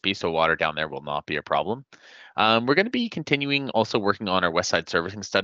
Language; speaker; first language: English; native; English